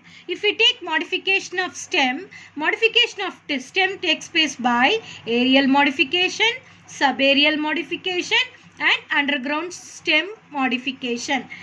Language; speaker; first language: English; non-native, local second language; Tamil